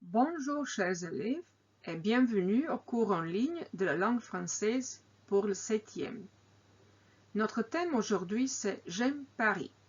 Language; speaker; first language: French; non-native, fluent; Croatian